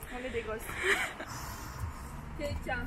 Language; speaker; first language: French; native; French